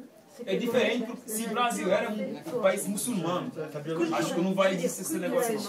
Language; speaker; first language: Portuguese; non-native, learner; French